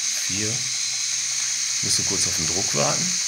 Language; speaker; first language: German; native; German